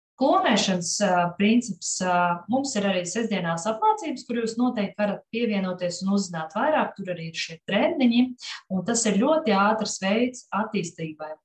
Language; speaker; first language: Latvian; non-native, local second language; Russian